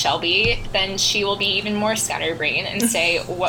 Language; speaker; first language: English; native; English